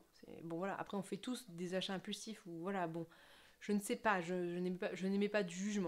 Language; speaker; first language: French; native; French